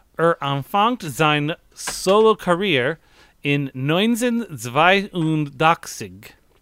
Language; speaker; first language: German; non-native, learner; English